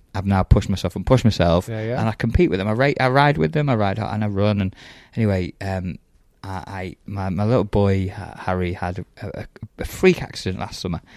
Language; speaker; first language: English; native; English